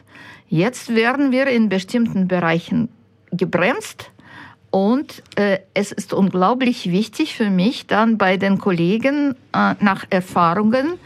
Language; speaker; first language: German; non-native, fluent; Ukrainian